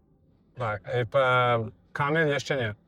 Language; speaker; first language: Polish; non-native, fluent; Portuguese